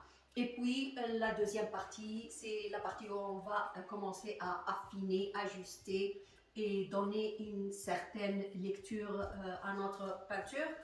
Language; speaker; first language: French; non-native, fluent; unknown